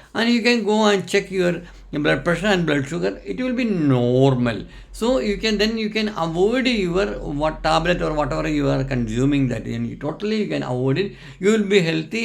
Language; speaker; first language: English; non-native, local second language; Malayalam